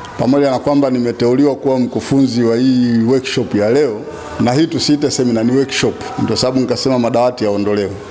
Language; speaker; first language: Swahili; native; Swahili